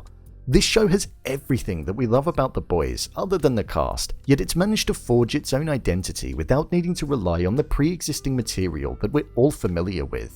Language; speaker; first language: English; native; English